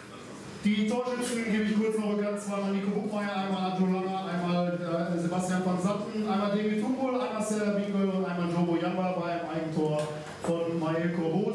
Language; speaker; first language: German; native; German